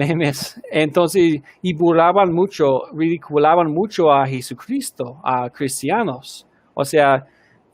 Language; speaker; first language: Spanish; early bilingual, heritage; Spanish